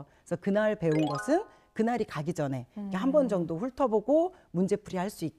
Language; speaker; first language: Korean; native; Korean